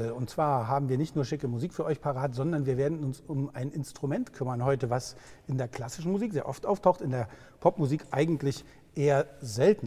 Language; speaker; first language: German; native; German